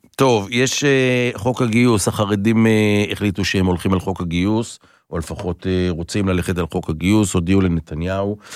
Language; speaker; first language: Hebrew; native; Hebrew